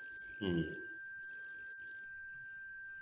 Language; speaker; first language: Japanese; native; Japanese